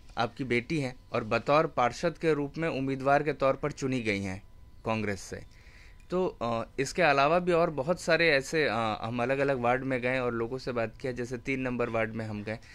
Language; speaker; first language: Hindi; native; Hindi